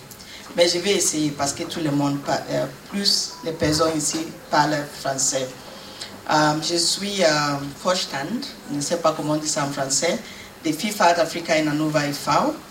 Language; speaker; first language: French; non-native, learner; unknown